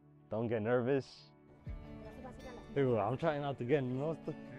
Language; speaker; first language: English; early bilingual, other home language; Spanish